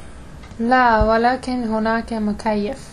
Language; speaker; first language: Arabic; non-native, learner; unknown